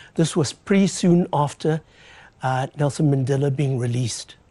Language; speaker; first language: English; native; English